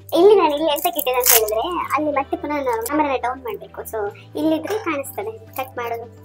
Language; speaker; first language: Kannada; non-native, local second language; Tulu